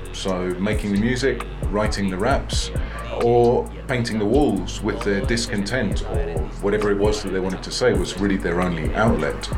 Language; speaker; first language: English; native; English